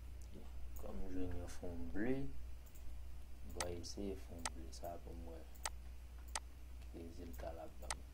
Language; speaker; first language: French; non-native, learner; Haitian Creole